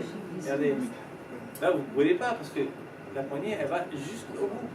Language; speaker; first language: French; native; French